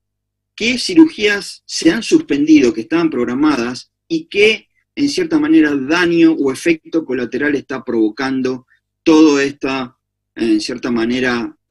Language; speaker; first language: Spanish; native; Spanish